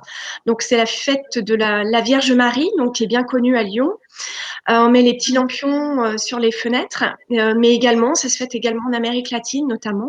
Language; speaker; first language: French; native; French